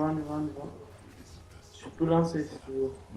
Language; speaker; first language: French; non-native, fluent; Portuguese